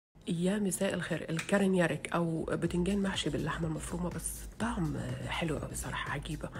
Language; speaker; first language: Arabic; native; Arabic